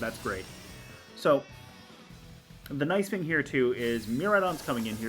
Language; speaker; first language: English; native; English